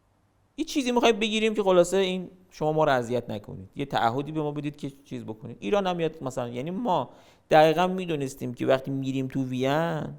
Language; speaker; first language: Persian; native; Persian